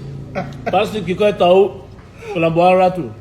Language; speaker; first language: Indonesian; non-native, fluent; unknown